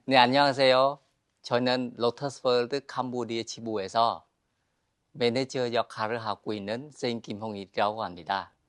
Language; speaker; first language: Korean; non-native, fluent; Khmer